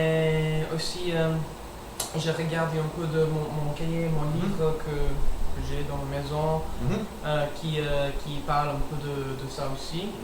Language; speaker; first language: French; non-native, learner; English